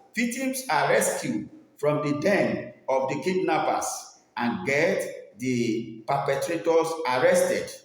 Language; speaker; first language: English; non-native, local second language; Yoruba